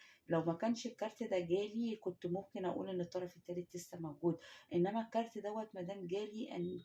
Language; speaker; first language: Arabic; native; Arabic